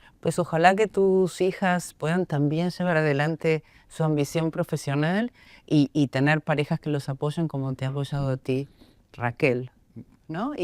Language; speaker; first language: Spanish; native; Spanish